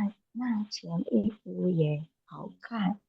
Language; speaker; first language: Chinese; non-native, learner; Indonesian